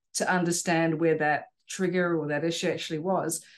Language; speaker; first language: English; native; English